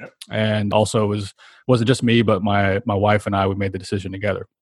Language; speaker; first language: English; native; English